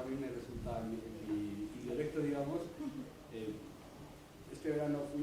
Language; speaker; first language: Spanish; native; Spanish